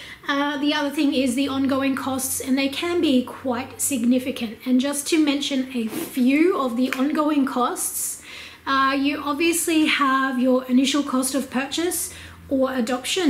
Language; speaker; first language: English; native; English